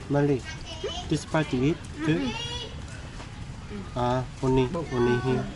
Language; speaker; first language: English; non-native, learner; Korean